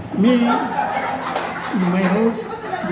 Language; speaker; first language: English; non-native, learner; Bangla